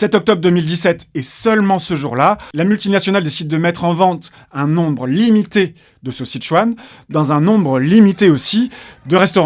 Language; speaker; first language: French; native; French